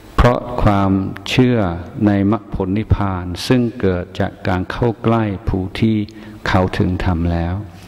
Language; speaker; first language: Thai; non-native, fluent; English